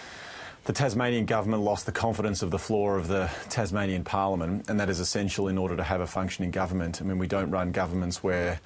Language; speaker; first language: English; native; English